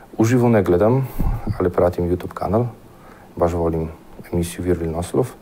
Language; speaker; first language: Serbian; non-native, fluent; Polish